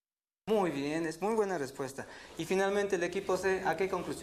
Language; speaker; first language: Spanish; native; Spanish